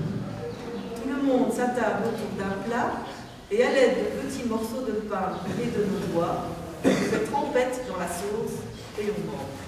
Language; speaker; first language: French; native; French